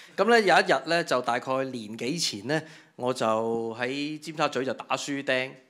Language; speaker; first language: Cantonese; native; Cantonese